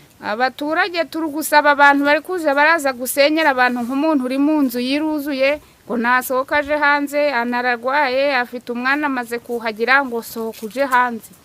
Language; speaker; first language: Kinyarwanda; native; Kinyarwanda